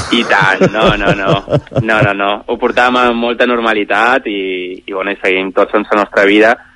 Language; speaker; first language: Catalan; native; Catalan